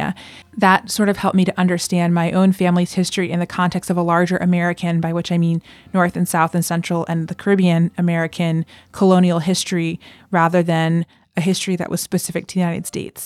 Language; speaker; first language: English; native; English